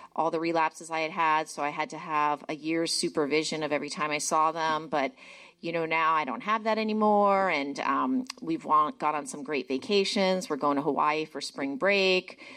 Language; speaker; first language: English; native; English